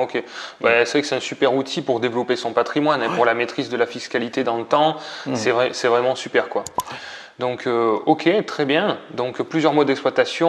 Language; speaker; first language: French; native; French